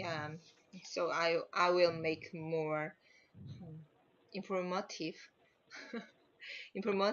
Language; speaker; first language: English; non-native, learner; Korean